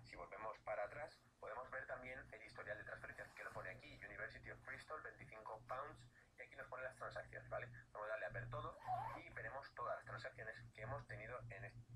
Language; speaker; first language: Spanish; native; Spanish